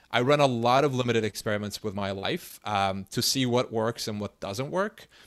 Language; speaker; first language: English; non-native, fluent; Turkish